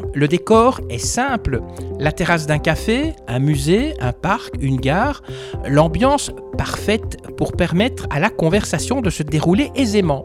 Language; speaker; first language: French; native; French